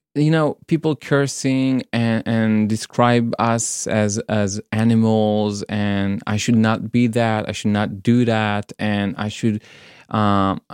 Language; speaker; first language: English; non-native, fluent; Hebrew